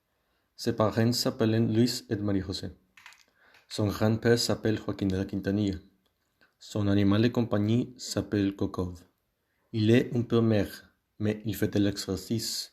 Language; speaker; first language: French; non-native, learner; Spanish